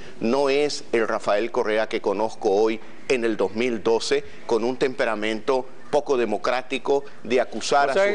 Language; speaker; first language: Spanish; native; Spanish